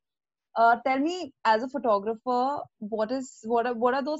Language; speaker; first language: English; non-native, local second language; Hindi